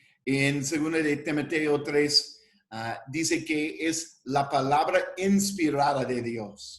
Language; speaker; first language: Spanish; non-native, fluent; English